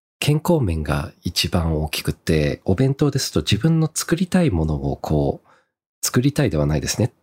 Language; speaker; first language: Japanese; early bilingual, heritage; Japanese